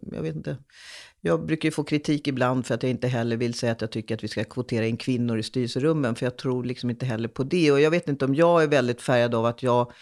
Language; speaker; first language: Swedish; early bilingual, other home language; Hungarian